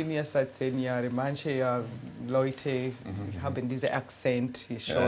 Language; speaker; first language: German; non-native, learner; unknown